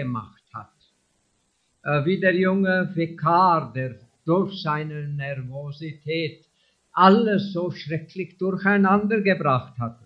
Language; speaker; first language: German; non-native, fluent; English